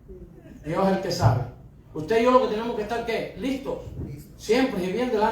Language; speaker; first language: Spanish; native; Spanish